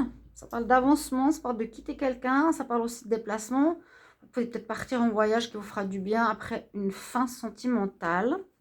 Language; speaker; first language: French; native; French